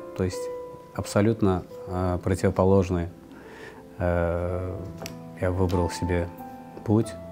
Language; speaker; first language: Russian; non-native, local second language; Azerbaijani